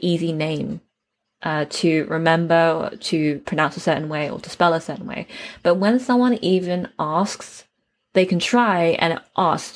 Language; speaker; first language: English; native; English